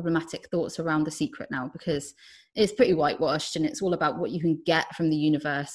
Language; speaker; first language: English; native; English